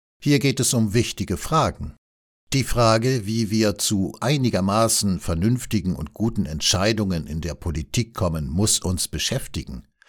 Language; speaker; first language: German; native; German